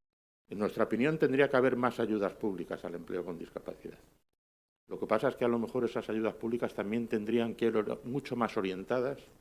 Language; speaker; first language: Spanish; native; Spanish